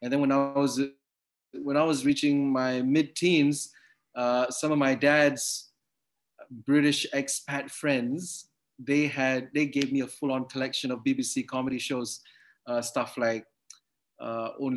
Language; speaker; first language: English; native; English